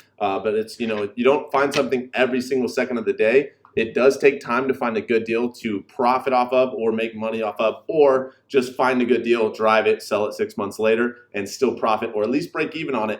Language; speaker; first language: English; native; English